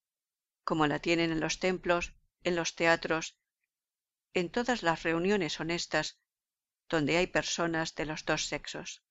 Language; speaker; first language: Spanish; native; Spanish